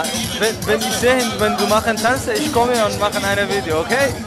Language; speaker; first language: German; non-native, learner; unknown